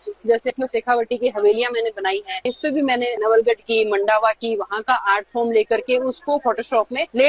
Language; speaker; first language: Hindi; native; Hindi